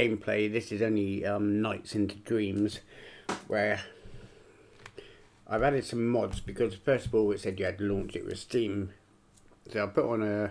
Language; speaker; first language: English; native; English